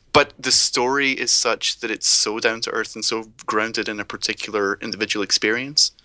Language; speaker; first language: English; native; English